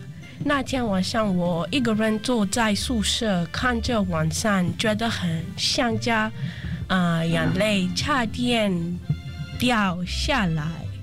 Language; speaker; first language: Chinese; non-native, fluent; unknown